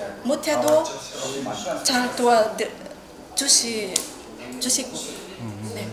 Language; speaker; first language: Korean; non-native, learner; Filipino